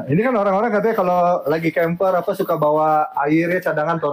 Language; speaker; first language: Indonesian; native; Indonesian